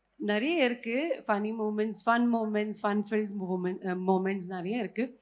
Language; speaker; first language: Tamil; non-native, fluent; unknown